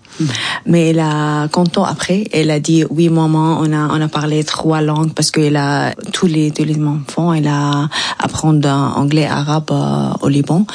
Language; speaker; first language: French; non-native, learner; Arabic